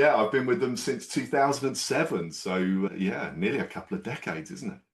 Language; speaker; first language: English; native; English